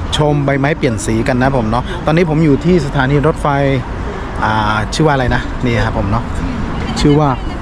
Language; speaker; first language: Thai; native; Thai